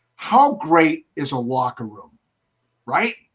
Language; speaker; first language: English; native; English